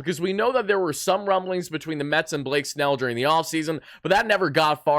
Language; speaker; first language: English; native; English